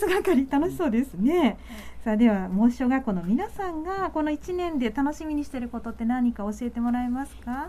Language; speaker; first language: Japanese; native; Japanese